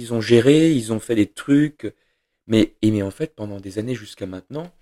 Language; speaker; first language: French; native; French